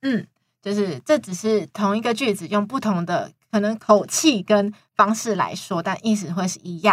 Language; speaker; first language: Chinese; native; Chinese